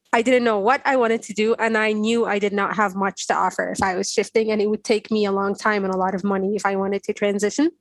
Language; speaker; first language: English; non-native, fluent; Arabic